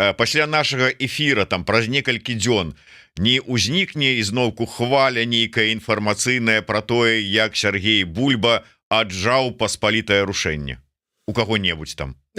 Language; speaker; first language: Belarusian; native; Belarusian